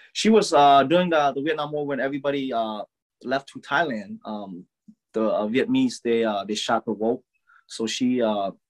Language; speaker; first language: English; early bilingual, other home language; Lao